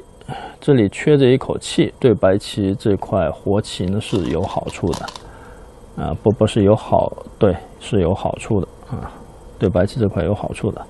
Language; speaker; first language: Chinese; native; Chinese